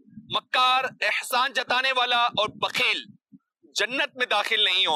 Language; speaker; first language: Urdu; native; Urdu